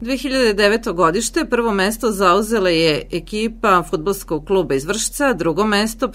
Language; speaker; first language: Serbian; native; Serbian